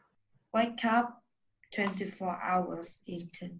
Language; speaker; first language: English; non-native, learner; Vietnamese